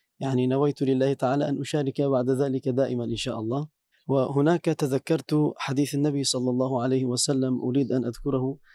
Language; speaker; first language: Arabic; non-native, fluent; Turkish